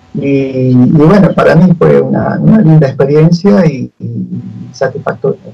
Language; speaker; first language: Spanish; native; Spanish